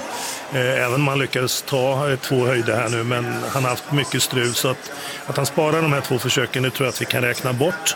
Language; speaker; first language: Swedish; native; Swedish